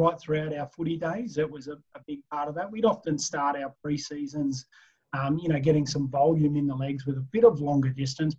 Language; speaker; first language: English; native; English